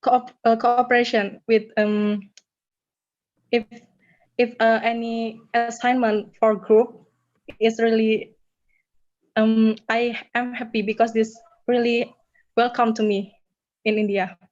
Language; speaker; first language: English; non-native, learner; Indonesian